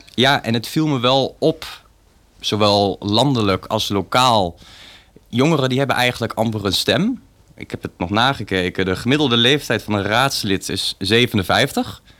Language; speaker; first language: Dutch; native; Dutch